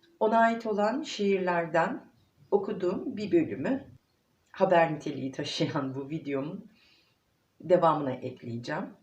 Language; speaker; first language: Turkish; native; Turkish